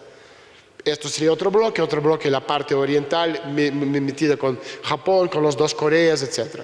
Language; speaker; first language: Spanish; non-native, fluent; Russian